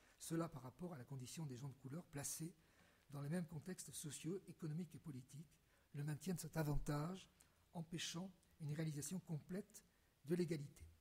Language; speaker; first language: French; native; French